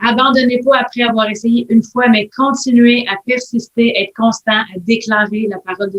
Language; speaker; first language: French; native; French